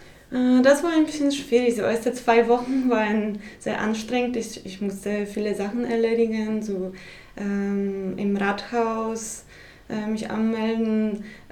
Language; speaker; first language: German; non-native, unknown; Polish